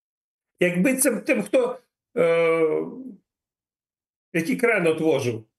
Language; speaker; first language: Polish; non-native, learner; Ukrainian